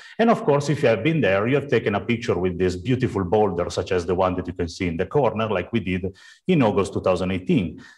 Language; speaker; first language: English; non-native, fluent; Italian